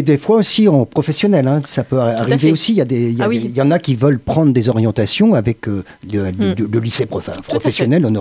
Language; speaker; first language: French; native; French